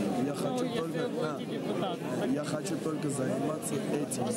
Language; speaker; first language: Russian; non-native, fluent; Armenian